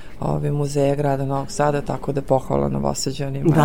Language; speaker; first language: Serbian; native; Serbian